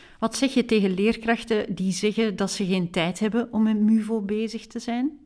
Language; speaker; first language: Dutch; native; Dutch